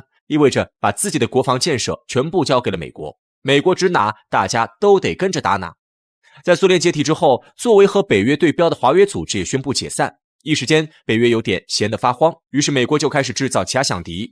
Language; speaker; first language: Chinese; native; Chinese